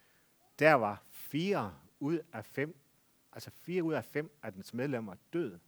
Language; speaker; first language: Danish; native; Danish